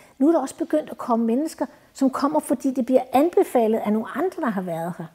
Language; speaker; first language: Danish; native; Danish